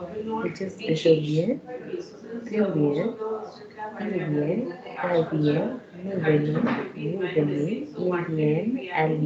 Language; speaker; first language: French; non-native, learner; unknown